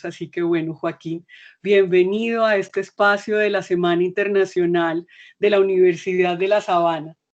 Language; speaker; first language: Spanish; native; Spanish